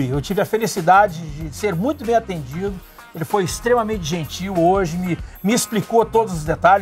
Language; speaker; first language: Portuguese; native; Portuguese